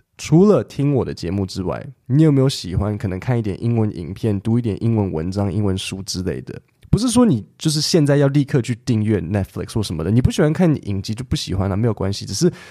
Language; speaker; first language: Chinese; native; Chinese